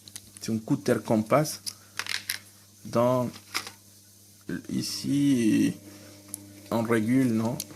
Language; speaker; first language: French; non-native, fluent; Spanish